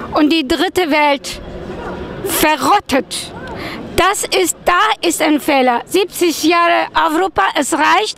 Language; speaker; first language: German; non-native, fluent; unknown